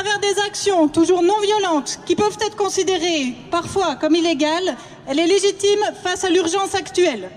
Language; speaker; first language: French; native; French